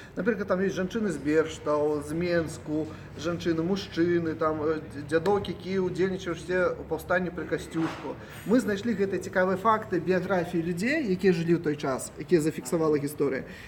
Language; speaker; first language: Belarusian; non-native, local second language; Russian